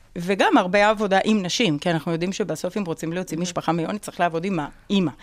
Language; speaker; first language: Hebrew; non-native, fluent; Spanish